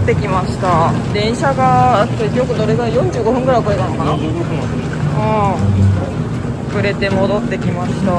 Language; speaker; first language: Japanese; native; Japanese